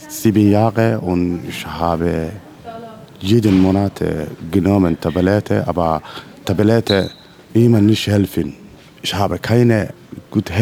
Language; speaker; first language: German; non-native, learner; Somali